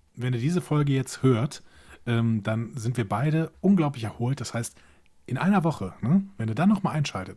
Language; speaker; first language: German; native; German